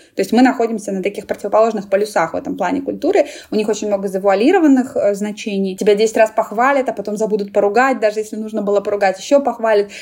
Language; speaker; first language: Russian; native; Russian